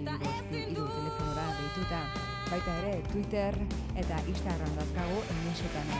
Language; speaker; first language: Basque; native; Basque